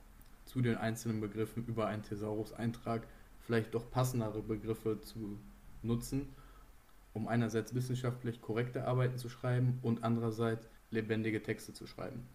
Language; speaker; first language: German; native; German